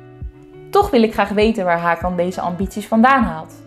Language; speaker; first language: Dutch; native; Dutch